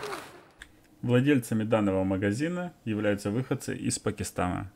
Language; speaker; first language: Russian; native; Russian